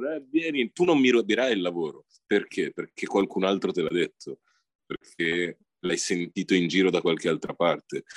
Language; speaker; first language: Italian; early bilingual, other home language; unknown